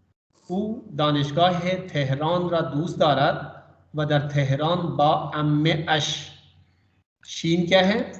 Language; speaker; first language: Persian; non-native, fluent; Urdu